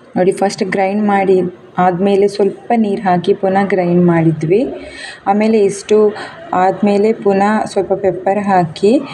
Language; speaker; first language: Kannada; non-native, local second language; Tulu